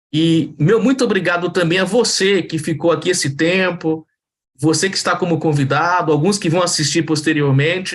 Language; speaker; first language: Portuguese; native; Portuguese